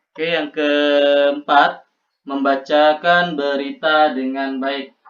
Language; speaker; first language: Indonesian; native; Indonesian